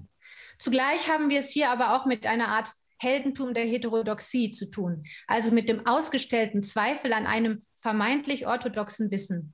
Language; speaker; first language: German; native; German